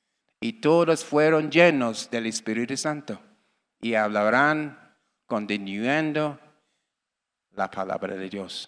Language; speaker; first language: Spanish; non-native, learner; English